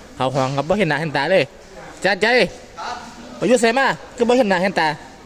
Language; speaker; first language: Thai; native; Thai